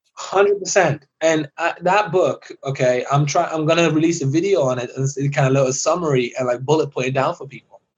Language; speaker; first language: English; early bilingual, other home language; Persian